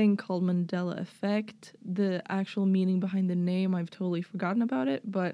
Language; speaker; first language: English; non-native, fluent; Swedish